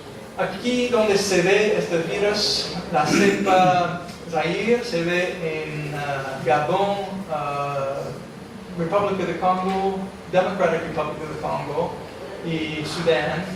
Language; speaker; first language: Spanish; non-native, fluent; English